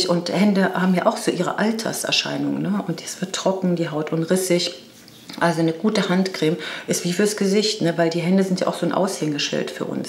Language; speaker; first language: German; native; German